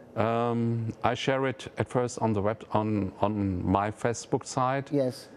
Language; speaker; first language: English; non-native, fluent; German